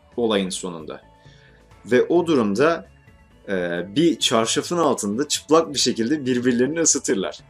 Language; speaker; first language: Turkish; native; Turkish